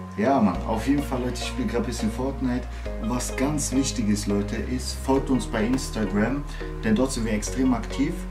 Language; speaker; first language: German; native; German